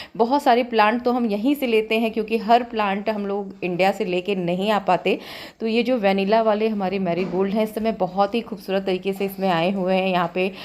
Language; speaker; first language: Hindi; native; Hindi